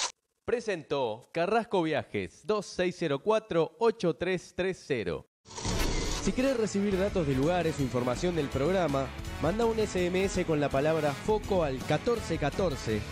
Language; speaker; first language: Spanish; native; Spanish